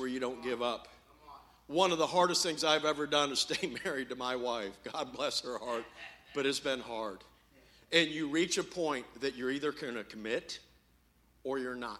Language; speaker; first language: English; native; English